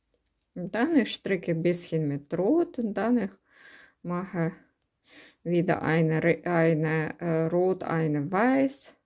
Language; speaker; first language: German; non-native, learner; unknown